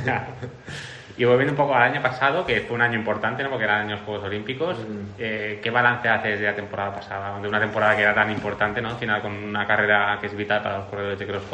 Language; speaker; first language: Spanish; native; Spanish